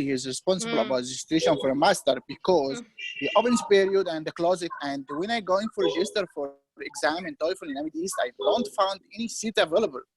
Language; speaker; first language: English; non-native, learner; Arabic